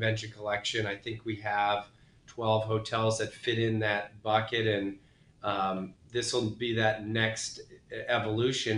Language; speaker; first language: English; native; English